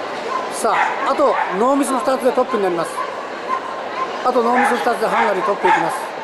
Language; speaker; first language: Japanese; native; Japanese